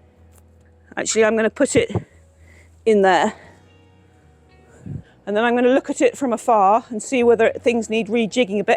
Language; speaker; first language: English; native; English